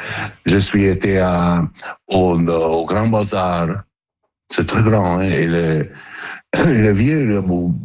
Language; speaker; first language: French; non-native, learner; Italian